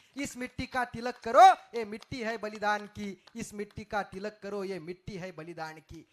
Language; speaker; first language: Hindi; non-native, local second language; Marathi